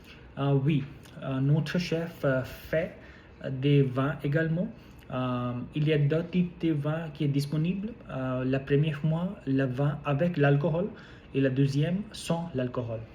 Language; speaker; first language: French; non-native, learner; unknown